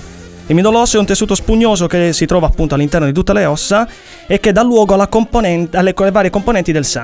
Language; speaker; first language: Italian; native; Italian